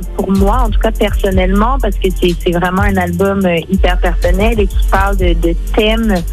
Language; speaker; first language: French; native; French